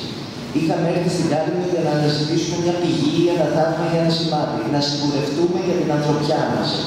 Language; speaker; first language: Greek; native; Greek